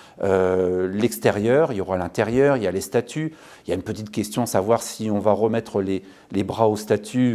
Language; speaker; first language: French; native; French